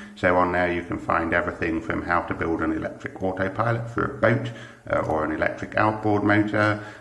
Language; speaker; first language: English; native; English